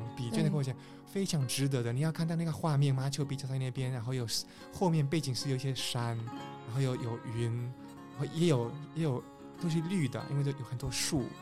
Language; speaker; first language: Chinese; non-native, fluent; Spanish